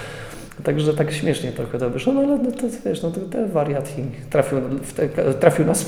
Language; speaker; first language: Polish; native; Polish